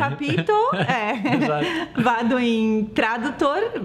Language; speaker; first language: Italian; non-native, learner; Portuguese